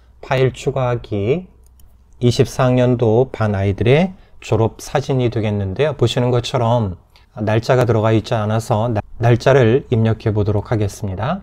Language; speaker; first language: Korean; native; Korean